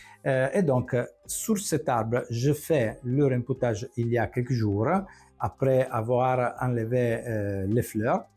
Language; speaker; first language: French; non-native, fluent; Italian